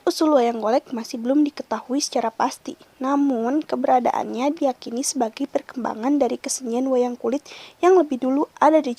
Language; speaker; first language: Indonesian; native; Indonesian